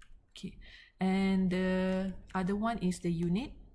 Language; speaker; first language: English; non-native, local second language; Malay